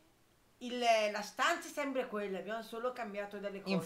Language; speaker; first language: Italian; native; Italian